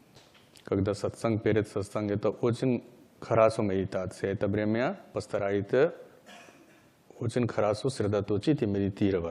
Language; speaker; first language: Russian; non-native, learner; Hindi